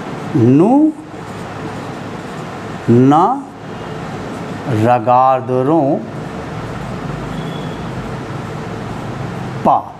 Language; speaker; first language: French; non-native, learner; Hindi